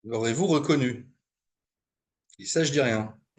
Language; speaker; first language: French; native; French